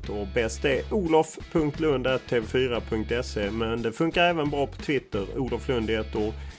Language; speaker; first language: Swedish; native; Swedish